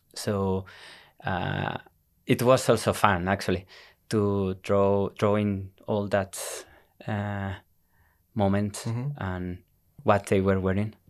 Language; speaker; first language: English; non-native, fluent; Spanish